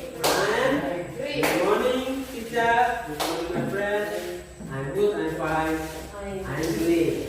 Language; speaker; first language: English; non-native, learner; Indonesian